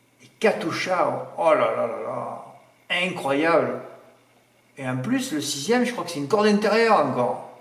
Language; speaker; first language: French; native; French